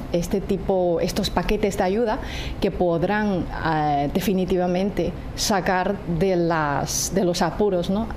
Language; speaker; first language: Spanish; non-native, fluent; Chinese